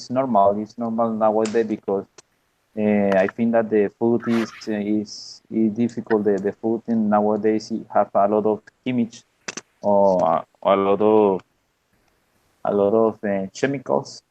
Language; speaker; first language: English; non-native, learner; Spanish